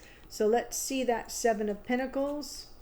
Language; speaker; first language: English; native; English